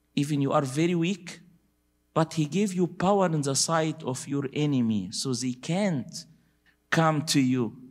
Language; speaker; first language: English; non-native, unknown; Arabic